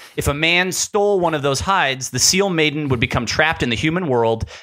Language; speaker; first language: English; native; English